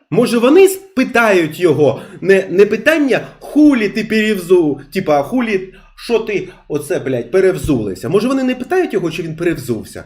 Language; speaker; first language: Ukrainian; non-native, local second language; Russian